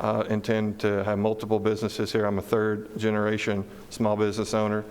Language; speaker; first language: English; native; English